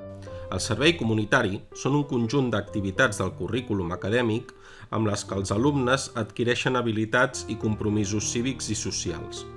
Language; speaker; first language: Catalan; native; Catalan